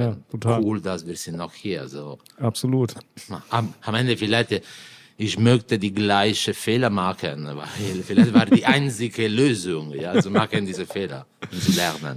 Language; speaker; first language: German; non-native, learner; Italian